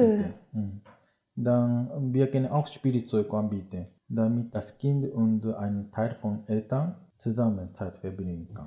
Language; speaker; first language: German; non-native, learner; Japanese